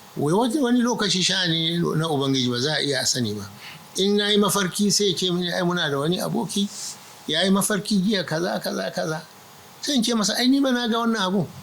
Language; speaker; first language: Hausa; non-native, local second language; Arabic